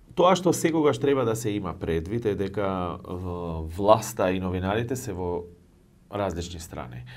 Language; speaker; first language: Macedonian; non-native, local second language; Albanian